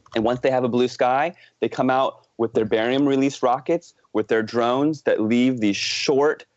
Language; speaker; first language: English; native; English